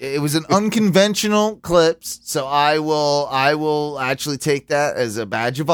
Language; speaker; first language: English; native; English